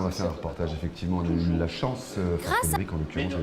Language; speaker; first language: French; native; French